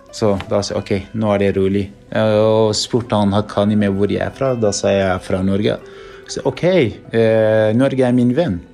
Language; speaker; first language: Norwegian; non-native, fluent; Persian